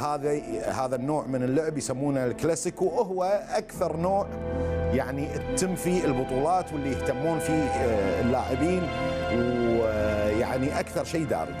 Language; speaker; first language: Arabic; native; Arabic